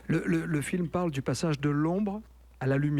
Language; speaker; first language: French; native; French